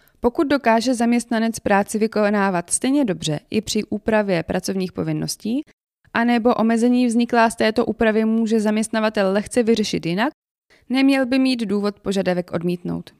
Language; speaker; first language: Czech; native; Czech